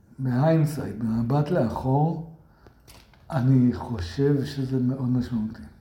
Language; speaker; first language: Hebrew; early bilingual, other home language; English